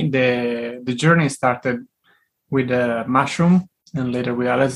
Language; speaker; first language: English; non-native, fluent; Italian